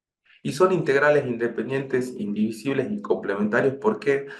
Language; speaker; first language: Spanish; native; Spanish